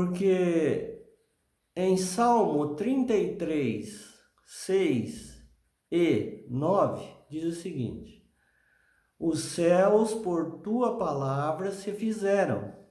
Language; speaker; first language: Portuguese; native; Portuguese